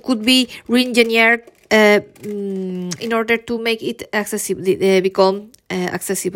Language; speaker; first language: English; non-native, learner; Spanish